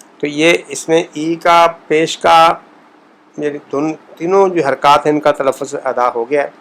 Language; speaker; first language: Urdu; native; Urdu